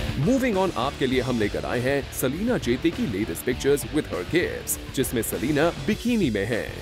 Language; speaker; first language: Hindi; native; Hindi